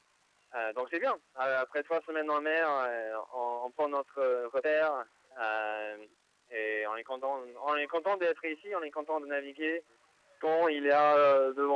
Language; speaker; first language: French; non-native, fluent; English